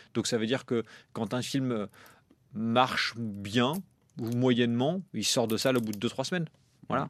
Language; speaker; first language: French; native; French